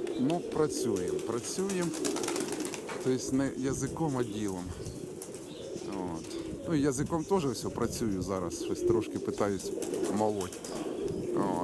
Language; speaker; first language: Ukrainian; non-native, local second language; Russian